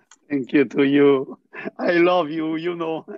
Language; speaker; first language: English; non-native, fluent; Italian